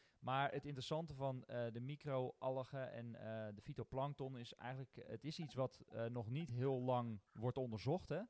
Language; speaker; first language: Dutch; native; Dutch